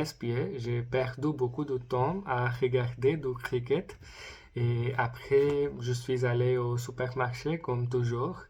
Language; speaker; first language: French; non-native, learner; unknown